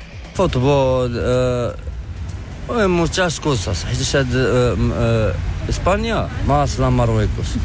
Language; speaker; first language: Spanish; non-native, learner; Arabic